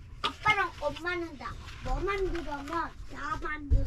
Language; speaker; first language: Korean; early bilingual, heritage; Korean